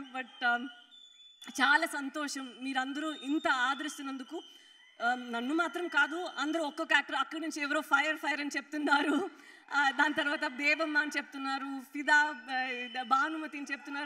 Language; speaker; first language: Telugu; non-native, learner; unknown